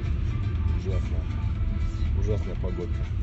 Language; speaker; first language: Russian; native; Russian